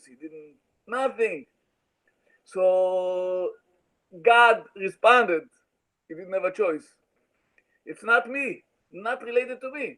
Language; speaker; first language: English; non-native, learner; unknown